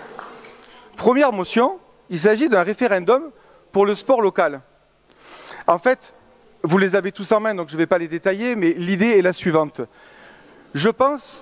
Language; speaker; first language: French; native; French